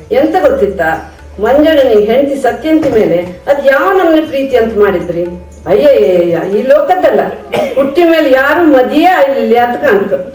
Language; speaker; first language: Kannada; native; Kannada